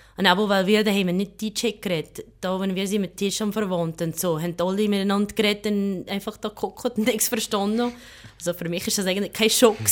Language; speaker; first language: German; non-native, fluent; English